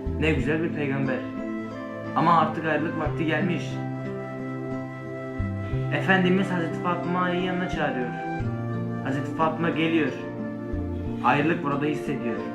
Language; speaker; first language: Turkish; native; Turkish